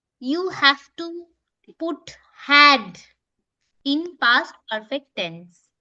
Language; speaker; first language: English; non-native, local second language; Bangla